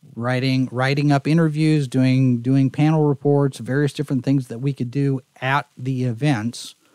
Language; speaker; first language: English; native; English